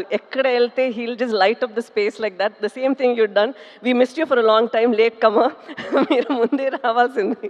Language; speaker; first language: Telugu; non-native, local second language; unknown